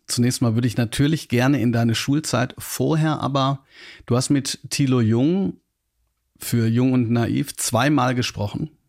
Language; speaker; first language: German; native; German